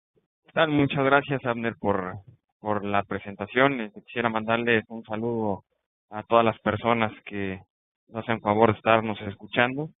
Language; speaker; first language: Spanish; native; Spanish